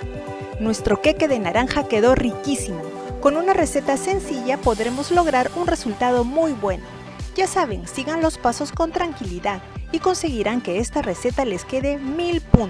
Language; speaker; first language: Spanish; native; Spanish